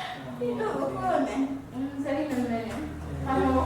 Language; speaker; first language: Portuguese; non-native, learner; Haitian Creole